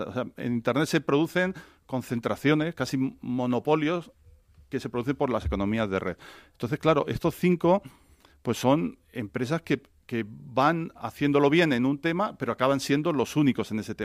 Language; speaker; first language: Spanish; native; Spanish